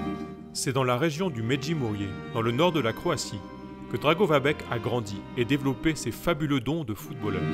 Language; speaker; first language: French; native; French